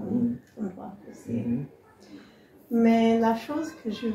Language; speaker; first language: French; non-native, learner; English